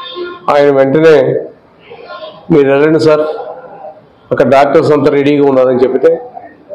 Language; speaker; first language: Telugu; native; Telugu